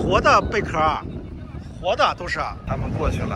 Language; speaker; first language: Chinese; native; Chinese